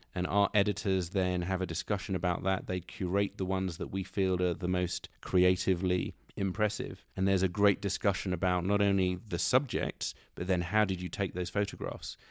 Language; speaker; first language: English; native; English